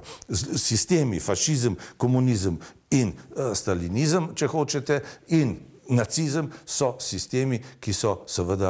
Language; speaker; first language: Slovenian; native; Slovenian